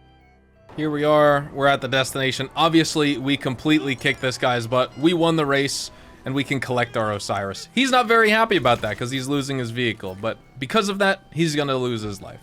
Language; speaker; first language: English; native; English